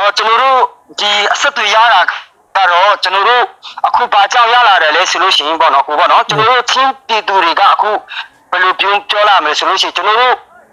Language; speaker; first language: Burmese; non-native, local second language; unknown